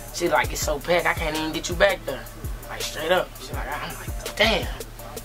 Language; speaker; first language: English; native; English